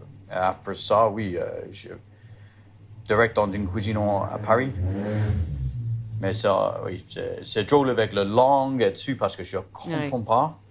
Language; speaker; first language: French; non-native, learner; English